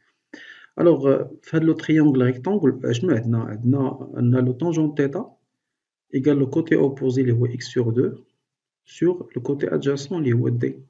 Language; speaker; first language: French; non-native, local second language; Arabic